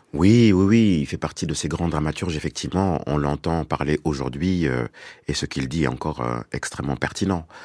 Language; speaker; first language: French; non-native, local second language; Wolof